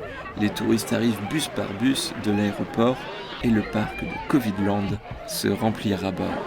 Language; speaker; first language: French; native; French